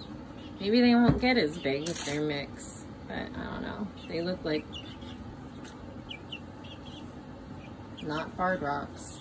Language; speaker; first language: English; native; English